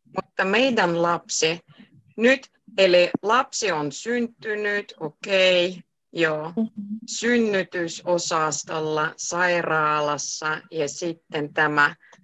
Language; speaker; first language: Finnish; native; Finnish